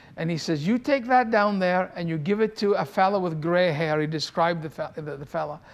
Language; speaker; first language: English; native; English